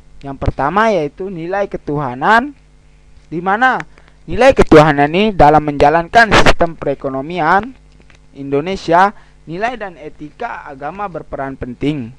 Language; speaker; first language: Indonesian; native; Indonesian